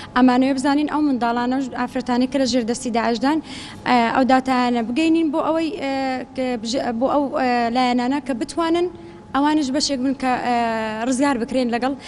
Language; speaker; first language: Central Kurdish; non-native, local second language; Turkmen